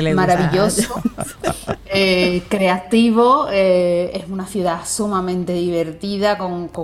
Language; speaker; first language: Spanish; native; Spanish